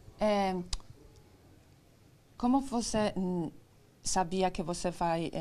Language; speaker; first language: Portuguese; non-native, learner; Polish